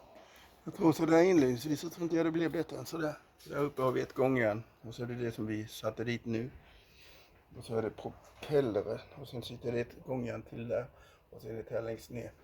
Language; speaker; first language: Swedish; native; Swedish